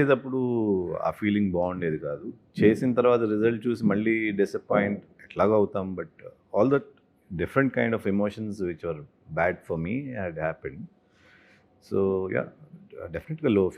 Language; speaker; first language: Telugu; native; Telugu